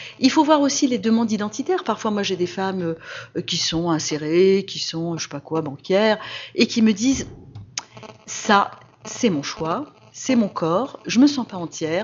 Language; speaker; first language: French; native; French